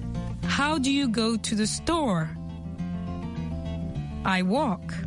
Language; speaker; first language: English; non-native, fluent; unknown